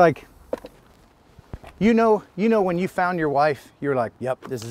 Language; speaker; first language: English; native; English